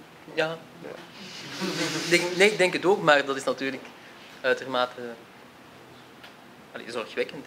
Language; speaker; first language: Dutch; native; Dutch